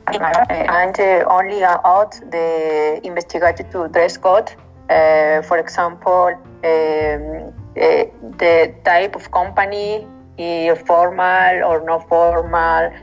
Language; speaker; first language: English; non-native, learner; Spanish